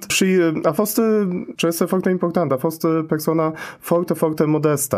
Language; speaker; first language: Romanian; non-native, fluent; Polish